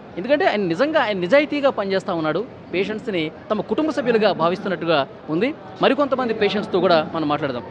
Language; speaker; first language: Telugu; native; Telugu